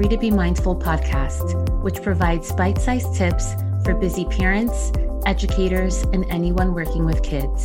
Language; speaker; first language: English; early bilingual, other home language; Spanish